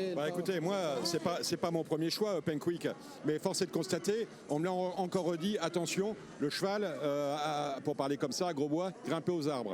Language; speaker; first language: French; native; French